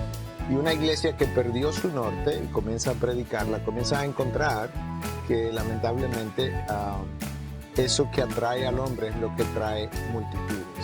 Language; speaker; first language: Spanish; native; Spanish